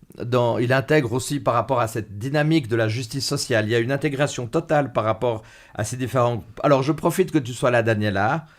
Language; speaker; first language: French; native; French